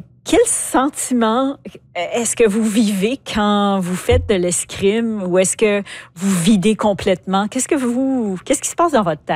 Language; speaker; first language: French; native; French